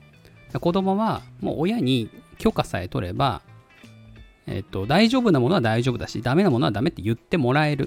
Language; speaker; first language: Japanese; native; Japanese